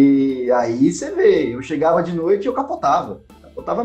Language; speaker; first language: Portuguese; native; Portuguese